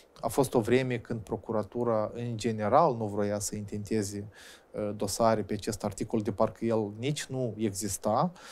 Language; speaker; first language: Romanian; native; Romanian